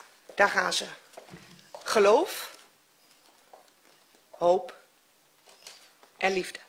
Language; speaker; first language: Dutch; native; Dutch